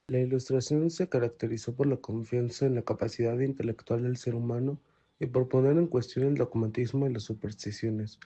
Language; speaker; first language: Spanish; native; Spanish